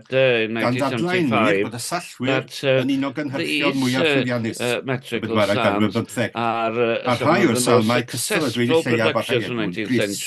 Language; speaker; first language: Welsh; native; Welsh